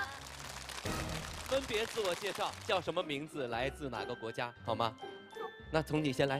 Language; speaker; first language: Chinese; native; Chinese